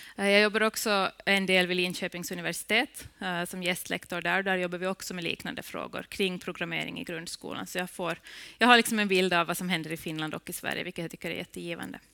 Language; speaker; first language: Swedish; native; Swedish